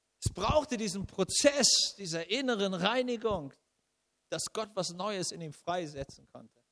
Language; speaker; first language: German; native; German